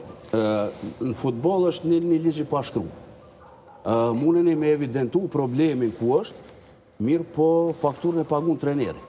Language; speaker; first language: Albanian; native; Albanian